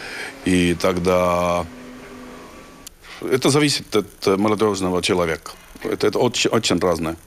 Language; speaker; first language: Russian; non-native, learner; Estonian